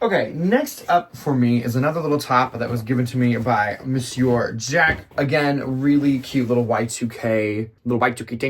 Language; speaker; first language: English; native; English